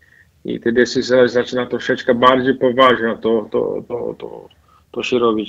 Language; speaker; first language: Polish; non-native, fluent; Portuguese